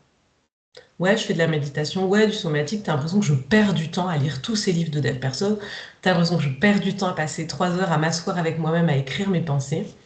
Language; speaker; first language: French; native; French